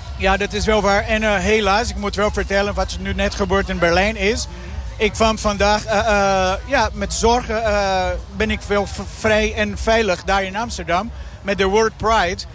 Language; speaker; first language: Dutch; non-native, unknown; Portuguese